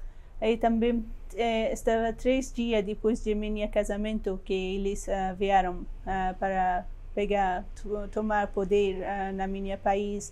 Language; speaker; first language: Portuguese; non-native, learner; Persian